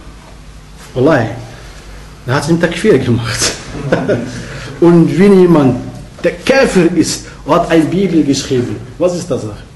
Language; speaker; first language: German; non-native, fluent; Arabic